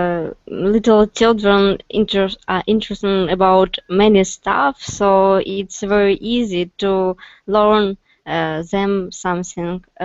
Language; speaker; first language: English; non-native, learner; Russian